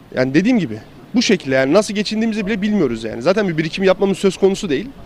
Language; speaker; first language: Turkish; native; Turkish